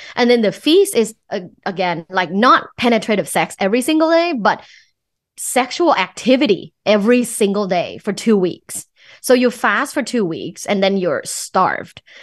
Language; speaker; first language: English; non-native, fluent; Thai